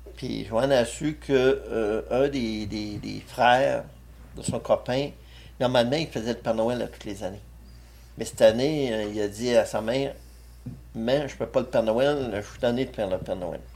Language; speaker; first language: French; native; French